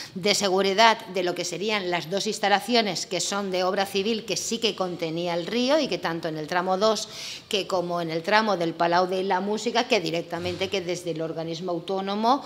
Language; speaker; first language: Spanish; non-native, local second language; Catalan